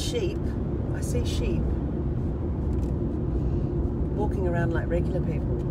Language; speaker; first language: English; native; English